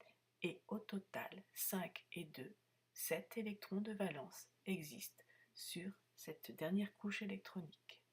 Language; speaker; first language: French; native; French